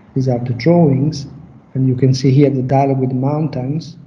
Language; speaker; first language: English; non-native, learner; Italian